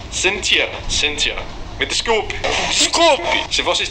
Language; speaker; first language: Portuguese; non-native, learner; English